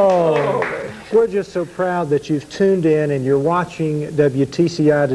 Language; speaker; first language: English; native; English